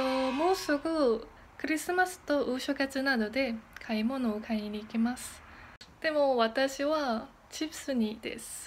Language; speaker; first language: Japanese; non-native, learner; Korean